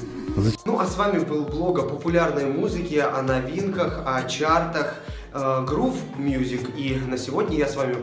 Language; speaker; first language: Russian; native; Russian